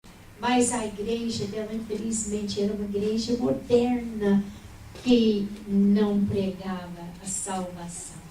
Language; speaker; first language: Portuguese; non-native, fluent; English